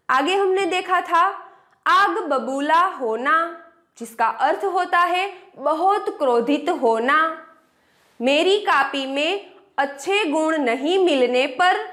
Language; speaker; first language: Hindi; non-native, local second language; Gujarati